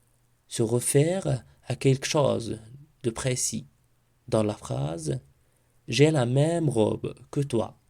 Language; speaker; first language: French; non-native, local second language; Arabic